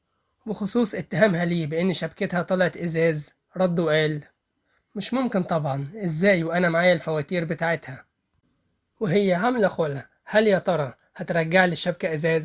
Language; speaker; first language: Arabic; native; Arabic